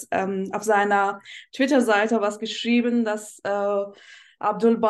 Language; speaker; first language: German; non-native, fluent; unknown